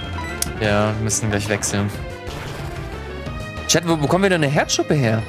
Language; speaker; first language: German; native; German